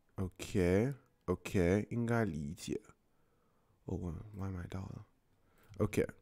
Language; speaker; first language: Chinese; non-native, fluent; English